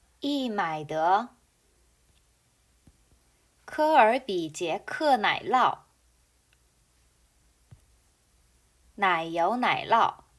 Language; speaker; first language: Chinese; non-native, fluent; Korean